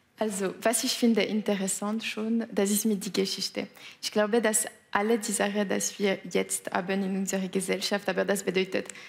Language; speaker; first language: German; non-native, local second language; French